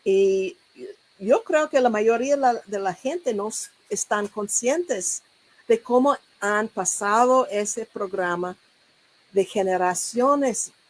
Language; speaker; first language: Spanish; non-native, learner; English